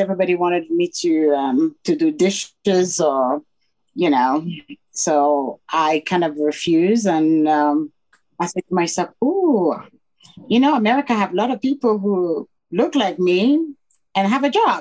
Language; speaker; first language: English; non-native, fluent; French